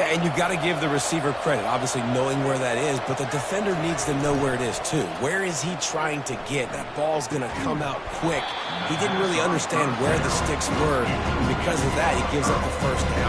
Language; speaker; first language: English; native; English